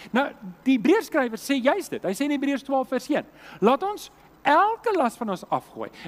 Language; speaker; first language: Afrikaans; native; Afrikaans